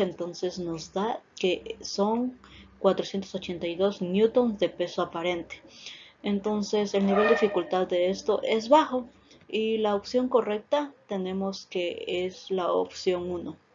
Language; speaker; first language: Spanish; native; Spanish